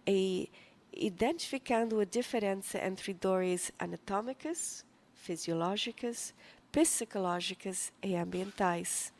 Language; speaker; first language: Portuguese; non-native, fluent; English